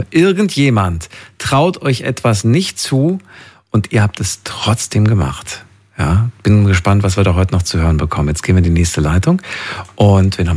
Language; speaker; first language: German; native; German